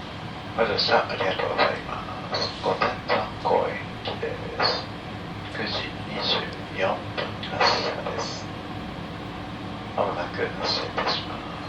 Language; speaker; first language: Japanese; native; Japanese